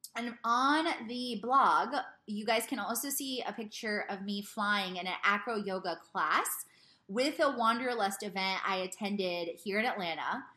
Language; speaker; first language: English; native; English